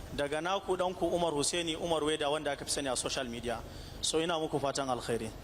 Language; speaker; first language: Hausa; native; Hausa